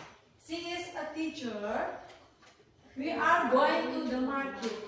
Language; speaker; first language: English; non-native, learner; Indonesian